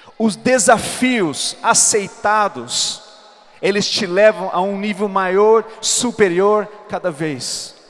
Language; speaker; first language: Portuguese; non-native, fluent; English